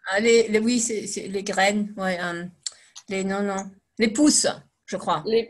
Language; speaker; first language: French; non-native, fluent; German